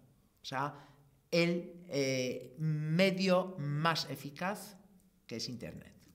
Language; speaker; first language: Spanish; non-native, fluent; Polish